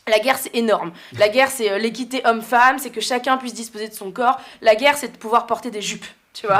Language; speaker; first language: French; native; French